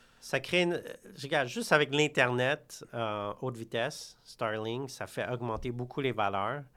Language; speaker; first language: French; early bilingual, other home language; Khmer